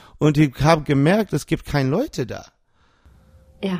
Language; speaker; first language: German; non-native, learner; English